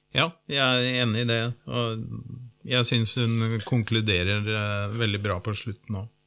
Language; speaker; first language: Norwegian; native; Norwegian